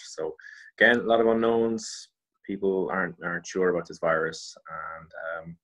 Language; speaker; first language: English; native; English